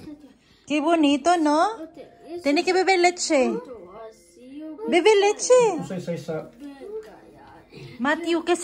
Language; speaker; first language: Spanish; non-native, learner; Cebuano